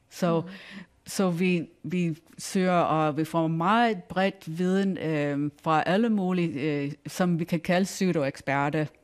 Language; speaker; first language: Danish; non-native, fluent; English